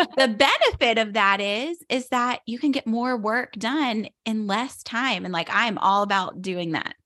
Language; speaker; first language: English; native; English